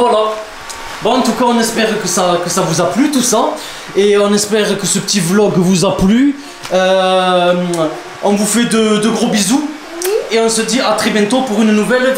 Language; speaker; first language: French; native; French